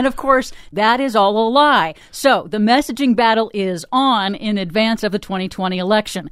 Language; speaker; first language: English; native; English